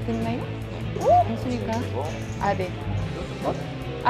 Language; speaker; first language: Korean; non-native, fluent; French